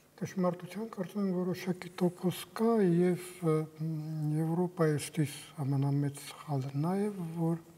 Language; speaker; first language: Armenian; native; Armenian